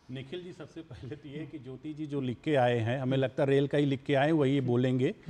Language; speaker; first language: Hindi; native; Hindi